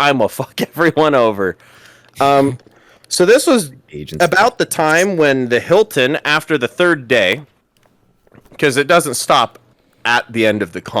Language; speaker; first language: English; native; English